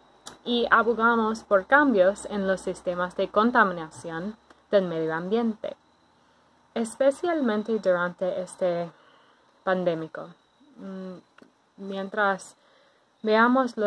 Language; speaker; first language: Spanish; non-native, fluent; English